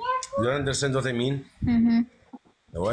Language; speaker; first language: English; non-native, learner; Arabic